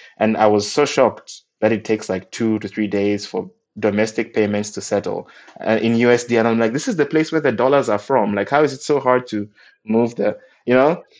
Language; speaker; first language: English; non-native, local second language; Nyanja